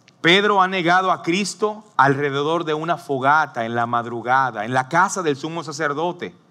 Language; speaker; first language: Spanish; native; Spanish